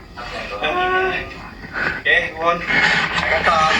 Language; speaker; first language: Thai; native; Thai